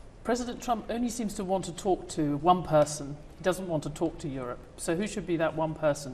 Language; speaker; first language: English; native; English